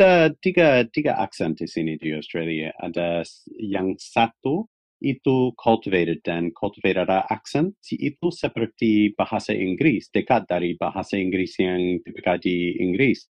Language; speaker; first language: Indonesian; non-native, fluent; English